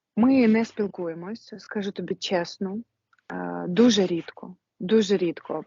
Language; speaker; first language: Ukrainian; non-native, local second language; Russian